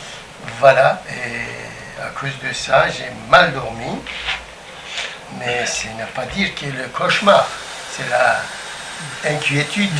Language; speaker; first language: French; non-native, fluent; Turkish